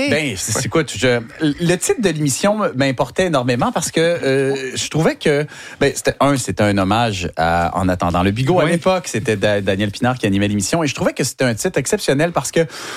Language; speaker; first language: French; native; French